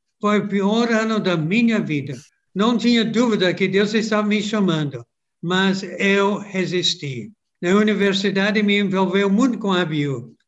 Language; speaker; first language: Portuguese; non-native, fluent; English